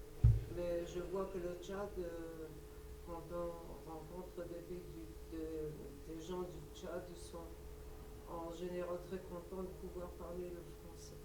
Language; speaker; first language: French; non-native, local second language; Luxembourgish